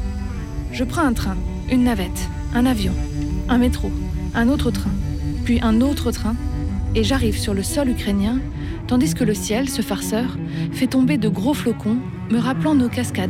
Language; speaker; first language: French; native; French